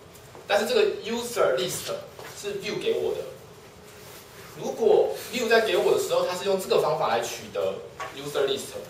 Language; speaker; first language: Chinese; native; Chinese